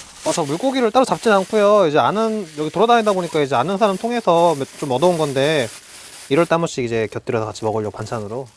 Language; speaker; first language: Korean; native; Korean